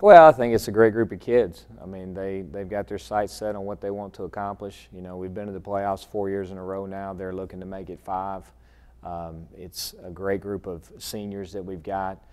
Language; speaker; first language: English; native; English